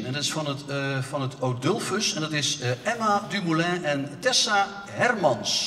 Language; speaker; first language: Dutch; native; Dutch